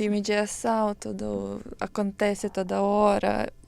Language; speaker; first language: Portuguese; non-native, learner; Ukrainian